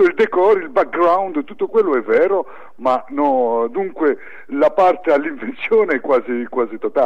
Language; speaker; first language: Italian; early bilingual, heritage; French